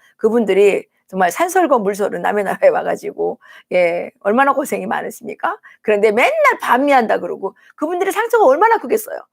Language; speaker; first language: Korean; native; Korean